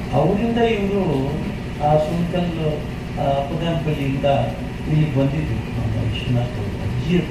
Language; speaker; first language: Kannada; non-native, local second language; Telugu